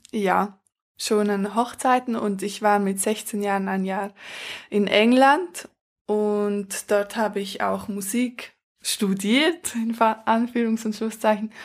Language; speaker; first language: German; native; German